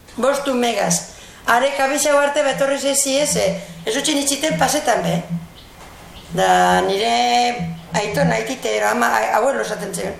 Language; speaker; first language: Basque; native; Basque